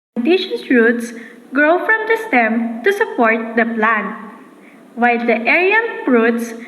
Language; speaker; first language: English; non-native, local second language; Filipino